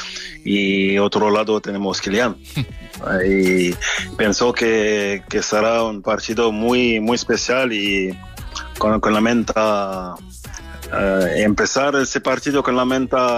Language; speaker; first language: Spanish; non-native, fluent; French